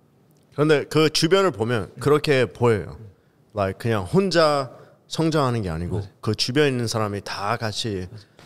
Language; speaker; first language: Korean; early bilingual, heritage; Korean